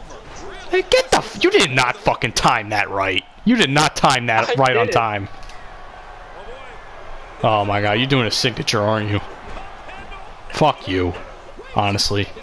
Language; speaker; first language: English; native; English